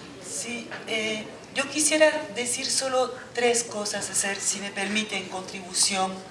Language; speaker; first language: Spanish; non-native, fluent; French